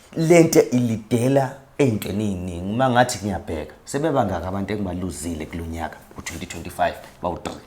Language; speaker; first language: Zulu; native; Zulu